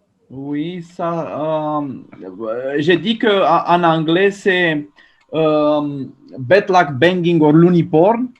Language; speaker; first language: French; non-native, fluent; Romanian